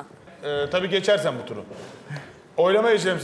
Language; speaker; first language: Turkish; native; Turkish